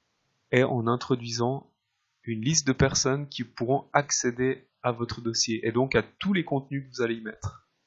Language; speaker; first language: French; native; French